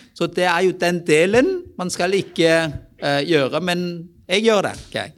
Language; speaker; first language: Norwegian; non-native, fluent; Vietnamese